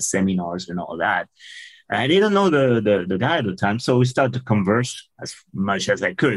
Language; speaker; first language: English; non-native, fluent; French